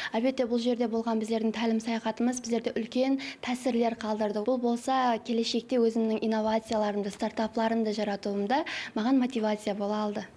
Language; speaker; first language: Uzbek; non-native, local second language; Kara-Kalpak